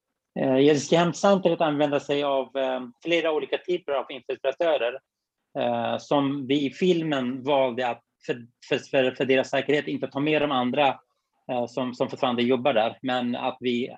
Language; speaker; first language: Swedish; non-native, fluent; Kurdish